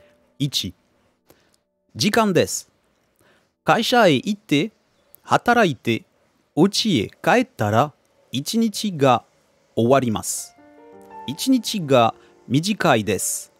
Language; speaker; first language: Japanese; non-native, learner; French